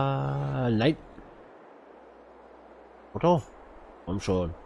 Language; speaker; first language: German; native; German